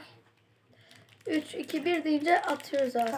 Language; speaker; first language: Turkish; native; Turkish